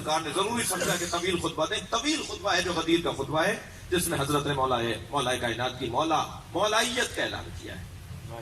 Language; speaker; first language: Urdu; native; Urdu